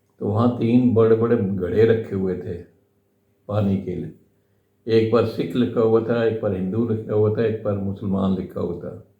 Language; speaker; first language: Urdu; non-native, local second language; Punjabi